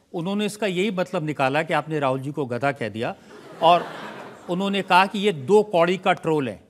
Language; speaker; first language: Hindi; native; Hindi